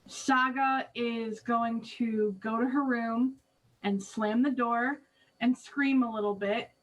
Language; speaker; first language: English; native; English